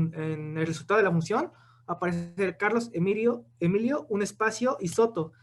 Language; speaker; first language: Spanish; native; Spanish